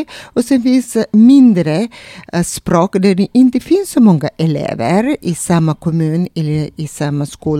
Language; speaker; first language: Swedish; non-native, fluent; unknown